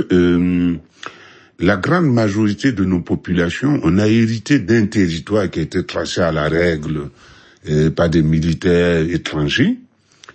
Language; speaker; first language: French; non-native, local second language; Mossi